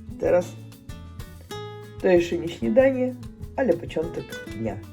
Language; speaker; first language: Polish; non-native, learner; Russian